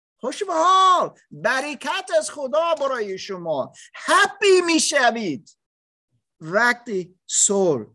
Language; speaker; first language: Persian; non-native, learner; English